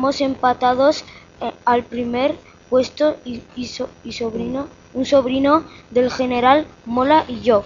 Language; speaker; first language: Spanish; native; Spanish